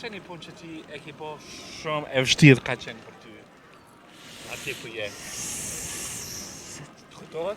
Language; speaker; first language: Albanian; native; Albanian